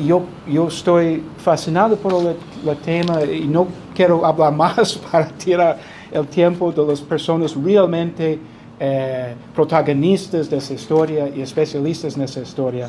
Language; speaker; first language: Spanish; non-native, fluent; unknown